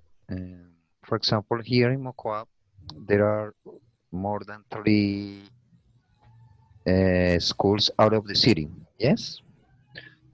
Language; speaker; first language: English; non-native, learner; Spanish